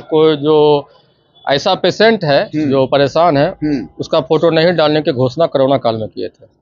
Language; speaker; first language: Hindi; native; Hindi